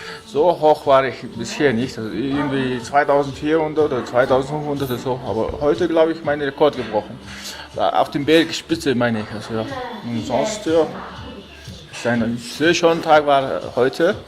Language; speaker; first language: German; non-native, learner; Mongolian